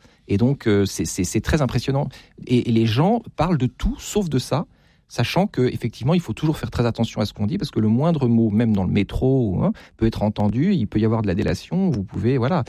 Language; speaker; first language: French; native; French